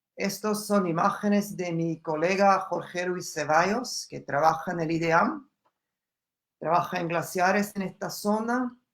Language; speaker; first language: Spanish; non-native, fluent; German